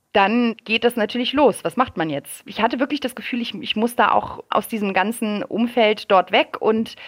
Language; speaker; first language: German; early bilingual, other home language; French